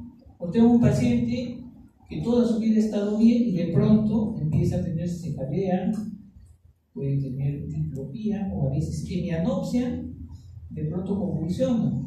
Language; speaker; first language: Spanish; native; Spanish